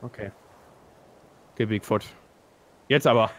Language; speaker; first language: German; native; German